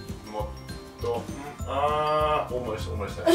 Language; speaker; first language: Japanese; non-native, learner; English